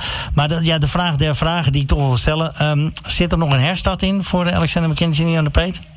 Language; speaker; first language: Dutch; native; Dutch